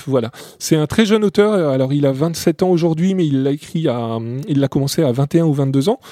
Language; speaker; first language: French; native; French